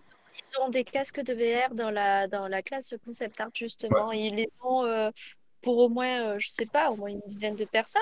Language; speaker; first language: French; native; French